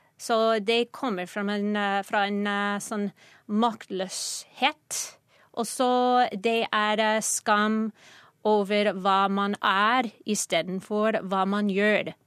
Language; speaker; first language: Norwegian; non-native, fluent; English